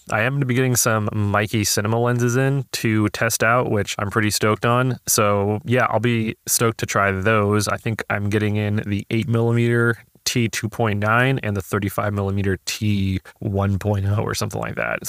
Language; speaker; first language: English; native; English